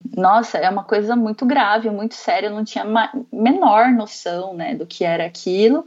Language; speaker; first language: Portuguese; native; Portuguese